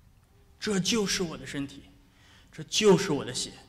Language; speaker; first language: Chinese; native; Chinese